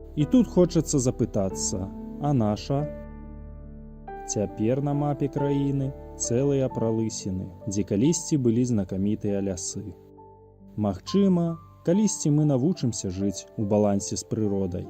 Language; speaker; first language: Belarusian; native; Belarusian